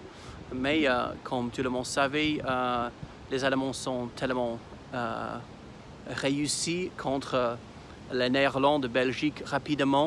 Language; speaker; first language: French; non-native, fluent; English